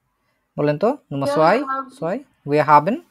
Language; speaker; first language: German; non-native, fluent; Bangla